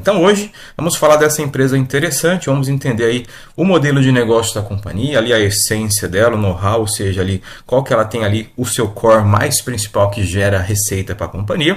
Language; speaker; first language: Portuguese; native; Portuguese